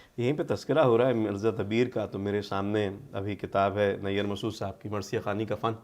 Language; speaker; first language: Urdu; native; Urdu